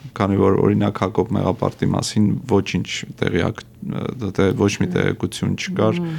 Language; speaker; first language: Armenian; native; Armenian